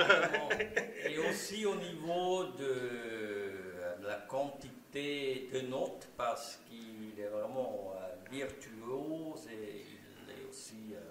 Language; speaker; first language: French; non-native, local second language; German